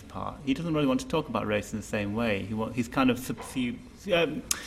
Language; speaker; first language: English; native; English